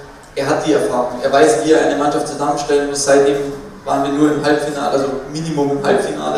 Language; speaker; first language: German; native; German